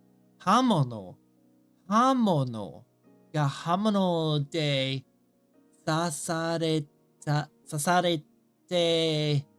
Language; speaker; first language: Japanese; non-native, learner; English